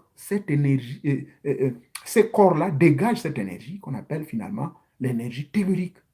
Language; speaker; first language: French; non-native, local second language; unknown